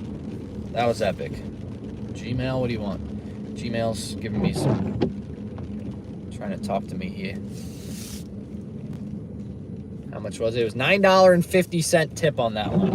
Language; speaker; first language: English; native; English